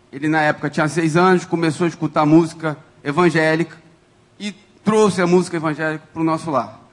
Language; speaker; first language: Portuguese; native; Portuguese